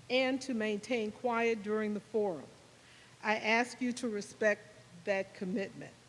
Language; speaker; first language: English; native; English